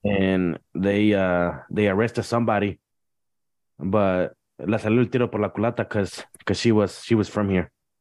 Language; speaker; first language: English; early bilingual, other home language; Spanish